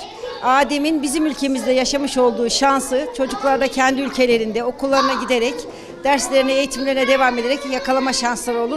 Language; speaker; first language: Turkish; native; Turkish